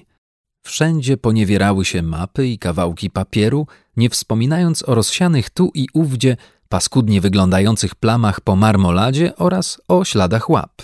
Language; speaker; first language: Polish; native; Polish